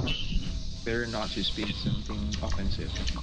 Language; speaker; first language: English; non-native, fluent; Thai